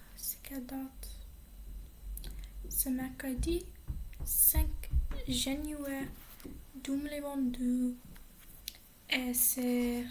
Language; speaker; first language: French; non-native, learner; English